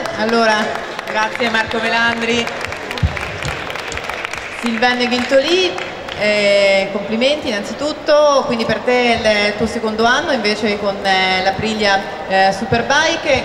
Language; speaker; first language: Italian; native; Italian